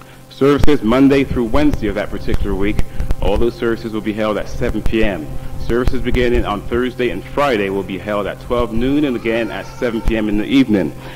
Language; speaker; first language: English; native; English